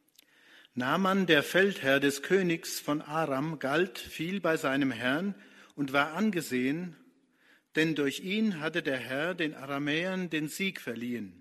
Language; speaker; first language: German; native; German